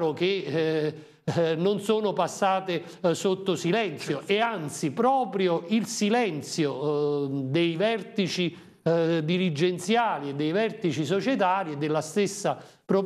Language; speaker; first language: Italian; native; Italian